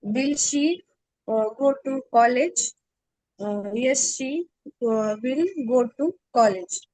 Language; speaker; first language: English; non-native, learner; Marathi